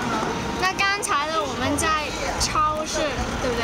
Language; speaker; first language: Chinese; non-native, local second language; Cantonese